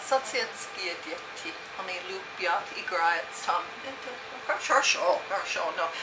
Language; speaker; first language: Russian; non-native, learner; English